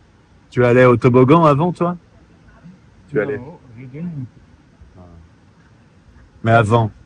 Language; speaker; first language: French; native; French